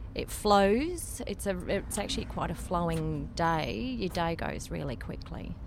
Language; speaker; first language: English; native; English